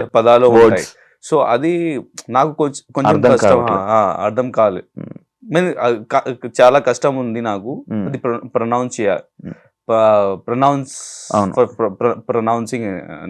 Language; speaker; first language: Telugu; non-native, learner; Hindi